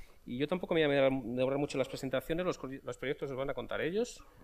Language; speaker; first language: Spanish; native; Spanish